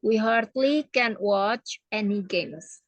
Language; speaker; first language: English; non-native, fluent; Indonesian